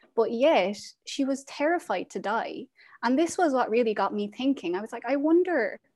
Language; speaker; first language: English; native; English